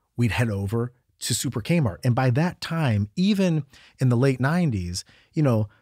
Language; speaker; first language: English; native; English